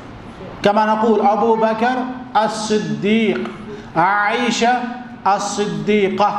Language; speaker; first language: Arabic; non-native, fluent; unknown